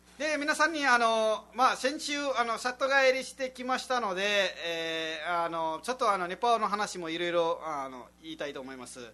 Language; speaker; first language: Japanese; non-native, fluent; Nepali